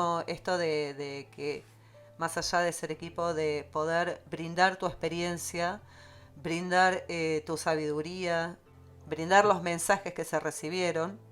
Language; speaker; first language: Spanish; native; Spanish